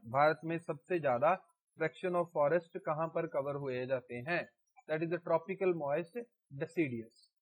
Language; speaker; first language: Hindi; non-native, local second language; Punjabi